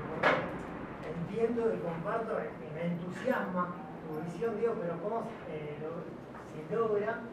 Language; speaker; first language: Spanish; native; Spanish